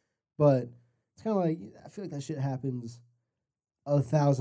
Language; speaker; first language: English; native; English